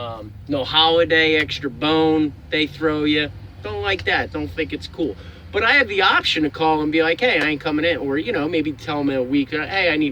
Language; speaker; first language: English; native; English